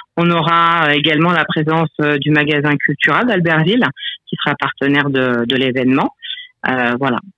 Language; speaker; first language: French; native; French